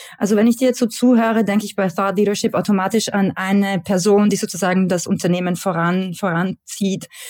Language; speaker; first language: German; native; German